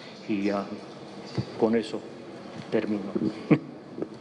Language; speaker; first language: Spanish; non-native, fluent; English